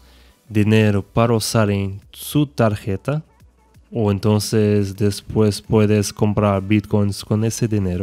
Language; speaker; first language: Spanish; non-native, fluent; Portuguese